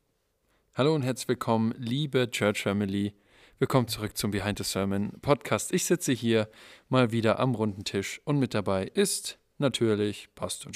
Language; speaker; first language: German; native; German